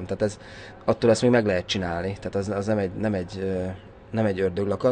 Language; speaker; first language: Hungarian; native; Hungarian